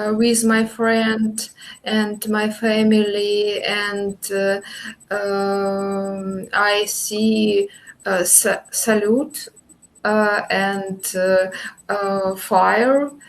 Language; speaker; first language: English; non-native, learner; Russian